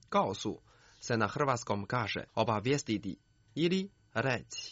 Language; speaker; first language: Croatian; non-native, fluent; Chinese